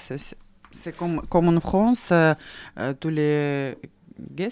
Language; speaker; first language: French; non-native, learner; Russian